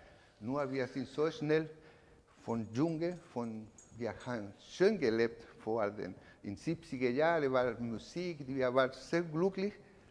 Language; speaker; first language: German; non-native, learner; Spanish